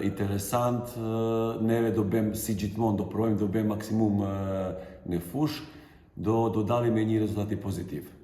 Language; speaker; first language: Albanian; non-native, learner; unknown